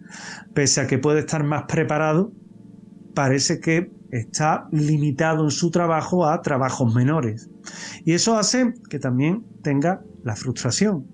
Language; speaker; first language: Spanish; native; Spanish